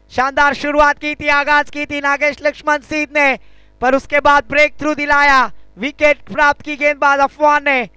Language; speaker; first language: Hindi; non-native, local second language; Marathi